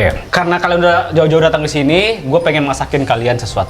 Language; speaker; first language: Indonesian; native; Indonesian